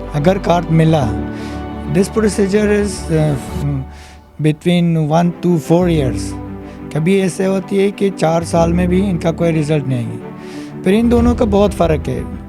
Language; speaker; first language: Hindi; non-native, fluent; Persian